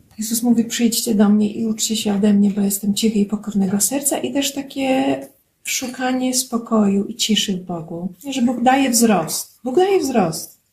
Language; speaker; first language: Polish; native; Polish